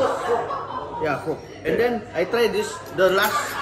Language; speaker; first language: English; non-native, learner; Malay